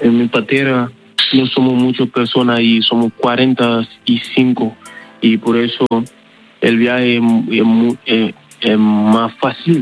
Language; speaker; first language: Spanish; non-native, learner; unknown